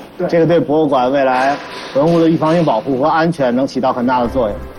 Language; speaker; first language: Chinese; native; Chinese